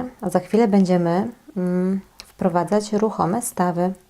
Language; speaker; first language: Polish; native; Polish